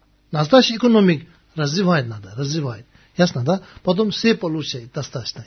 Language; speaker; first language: Russian; non-native, learner; Tibetan